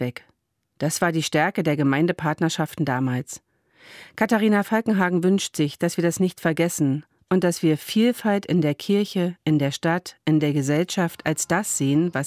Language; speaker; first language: German; native; German